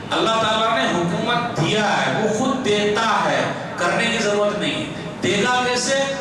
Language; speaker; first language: Urdu; non-native, local second language; Hindi